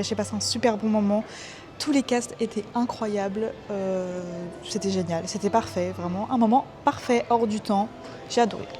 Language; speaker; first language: French; native; French